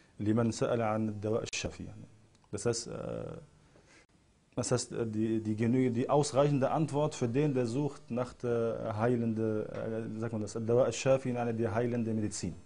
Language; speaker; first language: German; non-native, fluent; Arabic